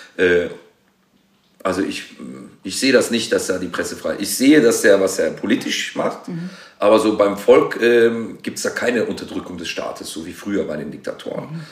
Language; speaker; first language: German; native; German